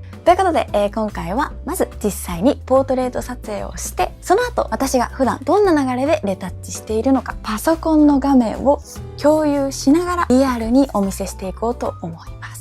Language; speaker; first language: Japanese; native; Japanese